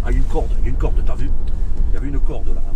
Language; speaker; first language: French; native; French